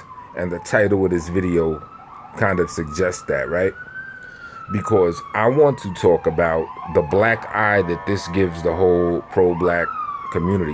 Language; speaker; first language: English; native; English